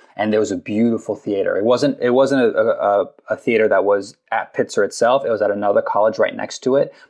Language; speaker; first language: English; native; English